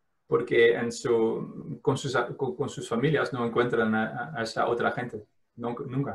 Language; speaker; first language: Spanish; non-native, fluent; Dutch